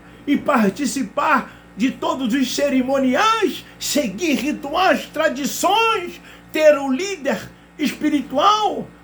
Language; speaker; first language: Portuguese; native; Portuguese